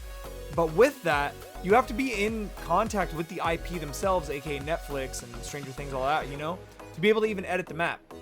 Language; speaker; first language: English; native; English